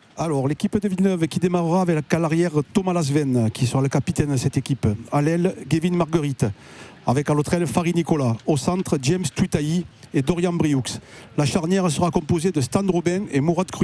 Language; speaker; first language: French; native; French